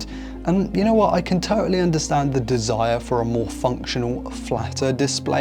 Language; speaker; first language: English; native; English